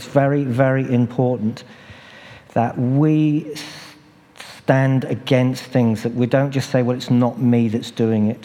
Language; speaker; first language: English; native; English